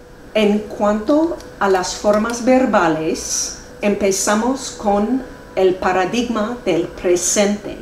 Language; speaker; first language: Spanish; non-native, fluent; English